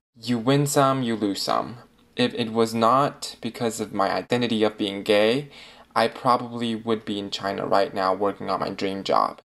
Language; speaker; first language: English; non-native, fluent; Chinese